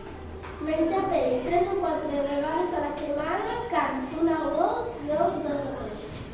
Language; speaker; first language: Catalan; non-native, local second language; Spanish